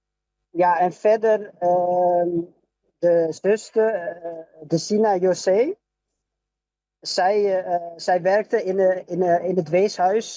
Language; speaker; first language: Dutch; early bilingual, other home language; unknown